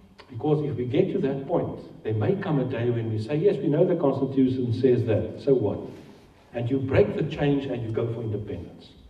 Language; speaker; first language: English; non-native, local second language; Afrikaans